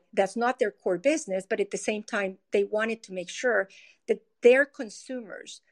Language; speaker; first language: English; non-native, fluent; Spanish